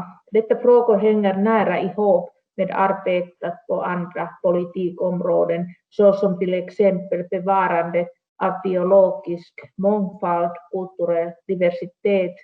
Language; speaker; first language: Swedish; non-native, local second language; Finnish